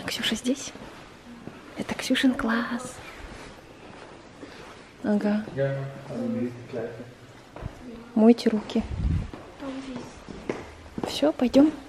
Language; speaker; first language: Russian; native; Russian